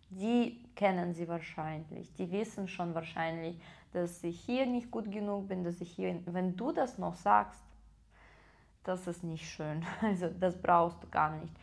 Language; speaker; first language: German; non-native, fluent; Russian